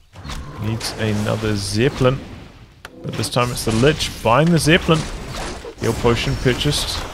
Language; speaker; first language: English; native; English